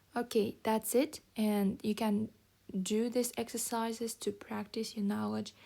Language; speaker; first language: English; non-native, fluent; Kazakh